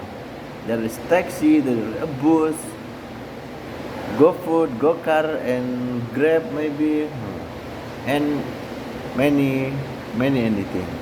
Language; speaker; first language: English; non-native, learner; Indonesian